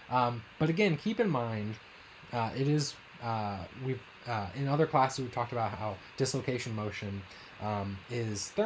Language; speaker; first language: English; native; English